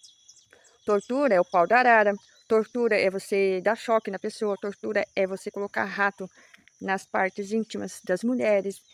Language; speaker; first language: Portuguese; native; Portuguese